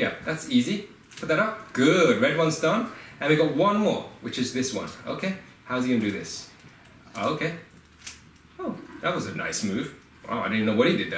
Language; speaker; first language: English; native; English